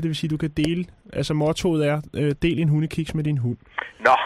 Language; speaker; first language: Danish; native; Danish